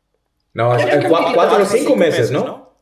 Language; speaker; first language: Spanish; non-native, learner; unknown